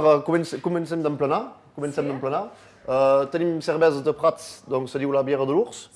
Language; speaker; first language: Catalan; non-native, local second language; French